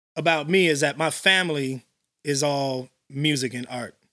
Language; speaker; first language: English; native; English